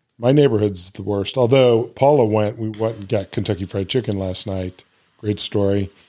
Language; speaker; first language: English; native; English